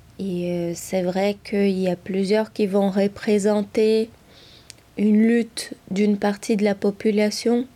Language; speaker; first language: French; non-native, fluent; Portuguese